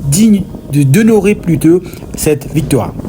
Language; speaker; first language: French; non-native, local second language; Morisyen